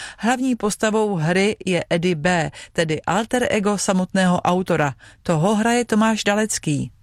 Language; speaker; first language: Czech; native; Czech